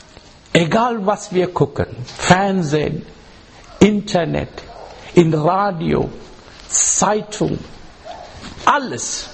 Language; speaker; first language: German; non-native, fluent; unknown